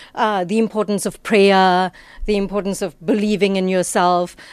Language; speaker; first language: English; native; English